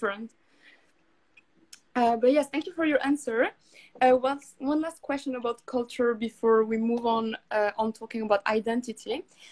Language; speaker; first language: English; non-native, fluent; Arabic